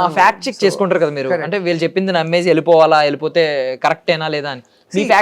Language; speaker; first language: Telugu; native; Telugu